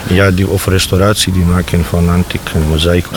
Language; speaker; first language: Dutch; non-native, learner; Bosnian